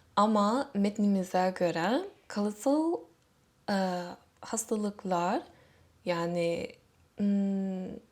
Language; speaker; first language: Turkish; non-native, fluent; English